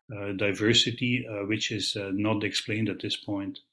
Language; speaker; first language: English; non-native, fluent; Dutch